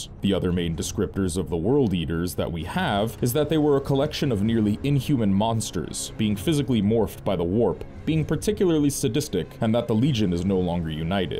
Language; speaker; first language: English; native; English